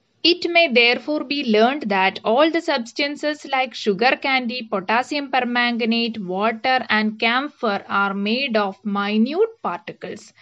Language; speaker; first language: English; non-native, local second language; Malayalam